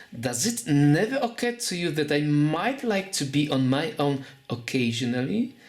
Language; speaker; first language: English; non-native, fluent; Polish